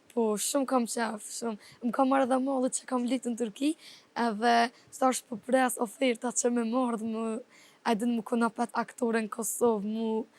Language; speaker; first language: Albanian; non-native, fluent; Turkish